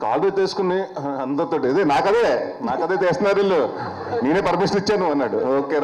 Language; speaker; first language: Telugu; native; Telugu